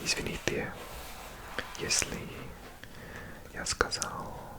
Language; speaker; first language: Russian; non-native, learner; English